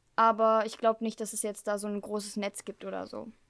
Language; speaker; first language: German; early bilingual, heritage; German